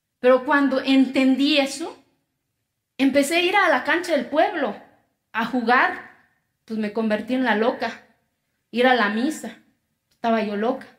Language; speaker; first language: Spanish; non-native, local second language; Zapotec